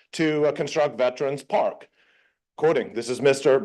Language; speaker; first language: English; native; English